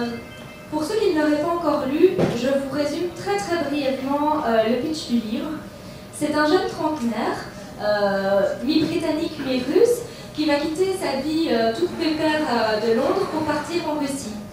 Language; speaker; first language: French; native; French